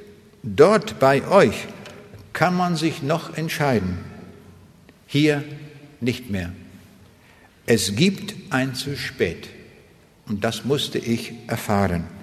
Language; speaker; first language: German; native; German